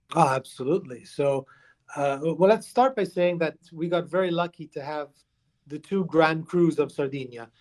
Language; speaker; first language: English; early bilingual, other home language; Italian